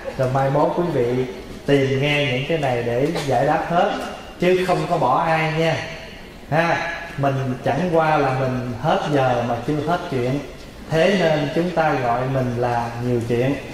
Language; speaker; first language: Vietnamese; native; Vietnamese